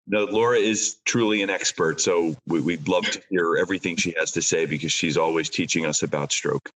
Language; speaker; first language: English; native; English